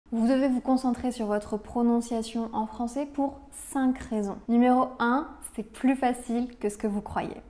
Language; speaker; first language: French; native; French